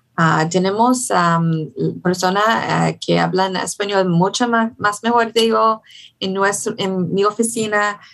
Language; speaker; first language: Spanish; non-native, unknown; English